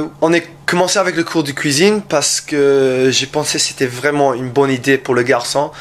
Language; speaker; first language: French; non-native, learner; English